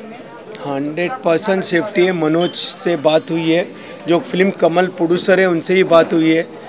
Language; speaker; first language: Hindi; native; Hindi